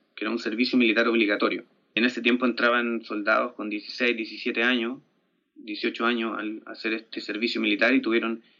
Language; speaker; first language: Spanish; native; Spanish